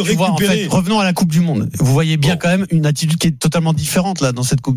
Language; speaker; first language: French; native; French